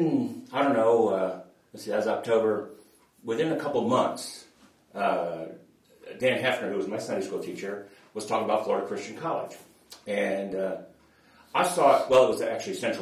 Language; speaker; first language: English; native; English